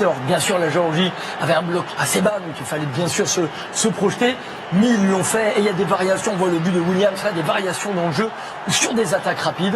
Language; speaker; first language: French; native; French